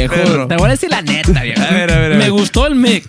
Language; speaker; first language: Spanish; early bilingual, other home language; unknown